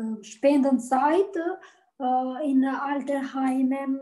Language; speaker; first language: German; non-native, learner; Albanian